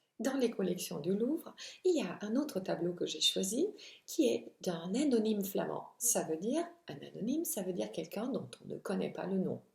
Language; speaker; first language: French; non-native, fluent; Italian